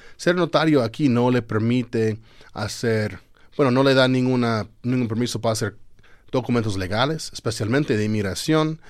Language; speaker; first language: Spanish; non-native, fluent; English